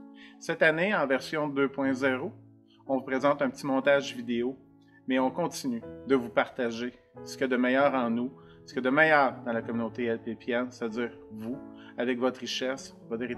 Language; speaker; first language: French; native; French